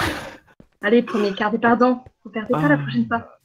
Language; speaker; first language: French; native; French